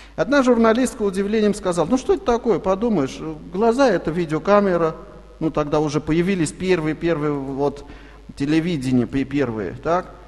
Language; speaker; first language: Russian; non-native, local second language; Armenian